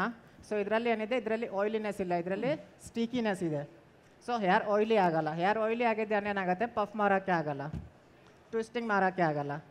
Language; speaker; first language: Kannada; non-native, local second language; Hindi